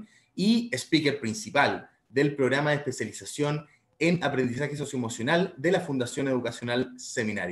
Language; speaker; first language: Spanish; native; Spanish